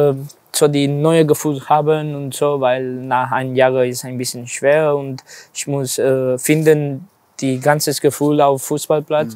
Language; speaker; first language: German; non-native, learner; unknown